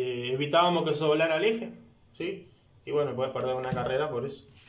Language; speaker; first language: Spanish; native; Spanish